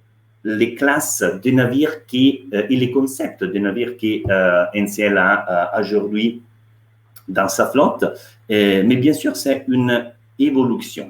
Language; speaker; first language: French; non-native, fluent; Italian